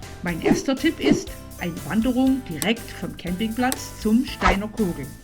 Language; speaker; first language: German; native; German